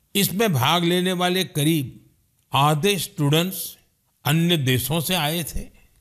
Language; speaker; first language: Hindi; non-native, local second language; Gujarati